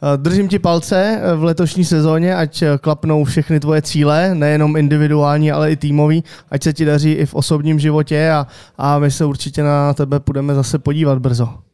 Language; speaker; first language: Czech; native; Czech